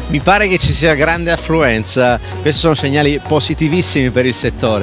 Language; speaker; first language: Italian; native; Italian